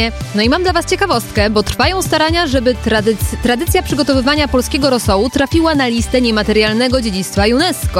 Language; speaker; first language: Polish; native; Polish